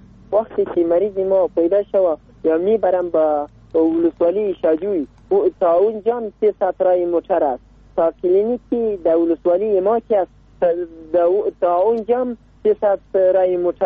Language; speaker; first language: Persian; non-native, local second language; Pashto